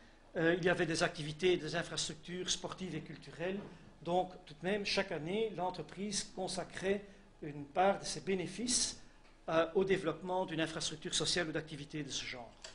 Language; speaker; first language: French; native; French